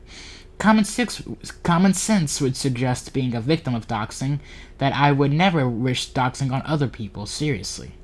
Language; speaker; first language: English; native; English